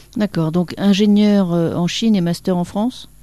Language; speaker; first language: French; native; French